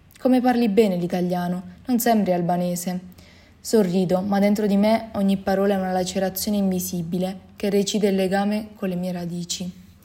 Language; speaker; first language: Italian; early bilingual, other home language; Albanian